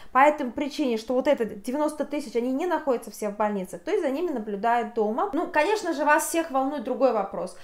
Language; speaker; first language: Russian; native; Russian